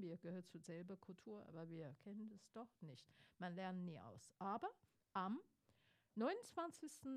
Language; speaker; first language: German; non-native, fluent; Chinese